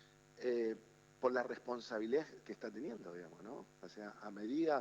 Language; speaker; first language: Spanish; native; Spanish